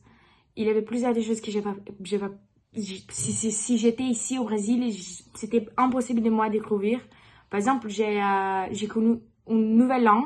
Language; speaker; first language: French; non-native, learner; Portuguese